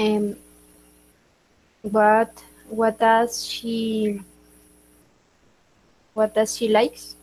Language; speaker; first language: English; non-native, learner; Spanish